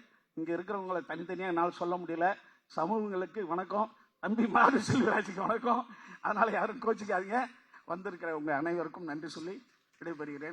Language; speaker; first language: Tamil; native; Tamil